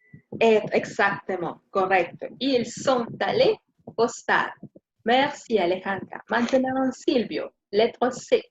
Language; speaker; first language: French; non-native, fluent; Spanish